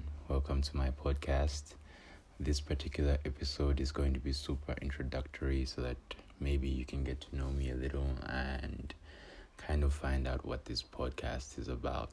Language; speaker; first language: English; non-native, local second language; Bemba